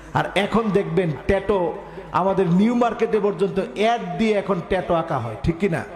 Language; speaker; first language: Bangla; native; Bangla